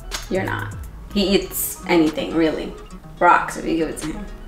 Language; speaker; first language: English; early bilingual, other home language; Spanish